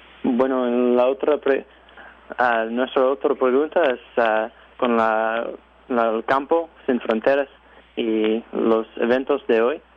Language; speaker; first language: Spanish; non-native, learner; English